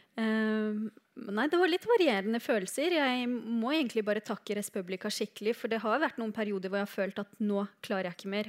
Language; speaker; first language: Norwegian; early bilingual, other home language; Arabic